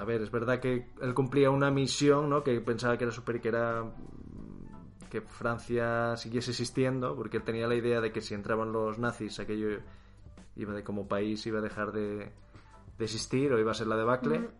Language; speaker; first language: Spanish; native; Spanish